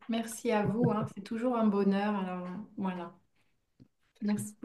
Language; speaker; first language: French; native; French